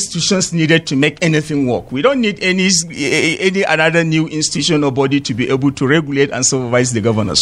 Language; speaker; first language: English; non-native, local second language; Hausa